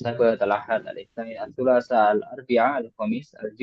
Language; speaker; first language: Arabic; non-native, fluent; Indonesian